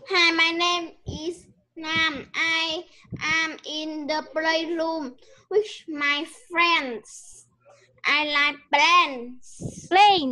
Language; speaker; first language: English; non-native, learner; Vietnamese